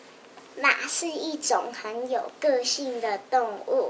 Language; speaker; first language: Chinese; native; Chinese